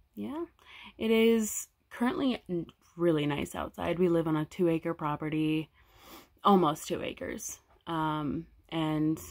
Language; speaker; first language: English; native; English